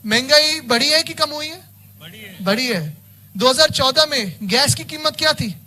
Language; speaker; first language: Hindi; non-native, local second language; Marathi